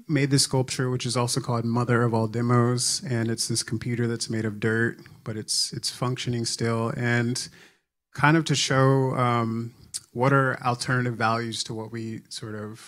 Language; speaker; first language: English; native; English